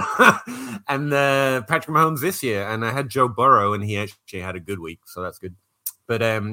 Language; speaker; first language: English; native; English